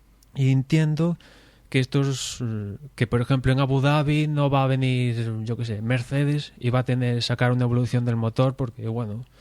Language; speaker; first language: Spanish; native; Spanish